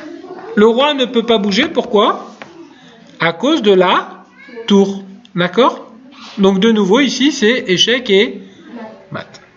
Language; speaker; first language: French; native; French